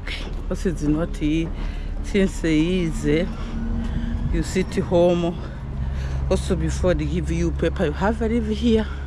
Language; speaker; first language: English; non-native, learner; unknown